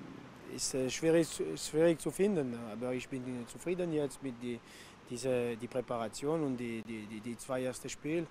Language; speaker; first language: German; non-native, local second language; French